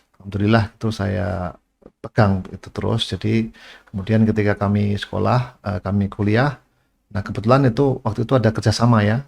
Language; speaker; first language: Indonesian; native; Indonesian